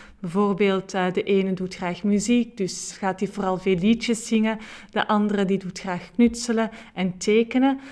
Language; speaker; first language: Dutch; native; Dutch